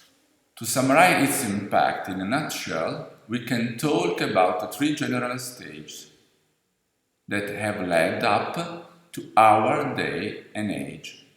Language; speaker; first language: English; non-native, fluent; Italian